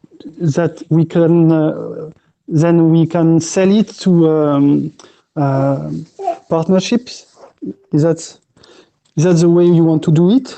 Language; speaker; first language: English; non-native, fluent; French